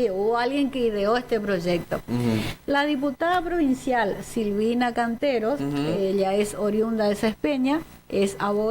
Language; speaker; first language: Spanish; native; Spanish